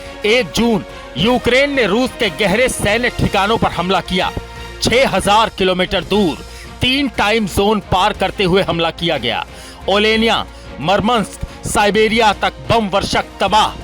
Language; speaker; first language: Hindi; native; Hindi